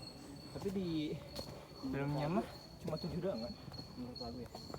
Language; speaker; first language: Indonesian; non-native, local second language; Sundanese